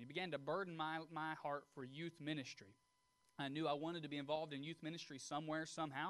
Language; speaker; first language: English; native; English